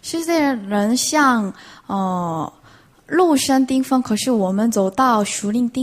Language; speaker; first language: Chinese; non-native, fluent; Korean